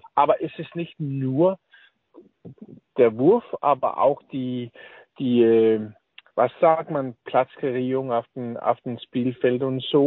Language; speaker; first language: German; non-native, learner; Danish